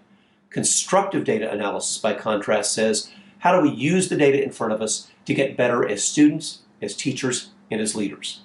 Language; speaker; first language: English; native; English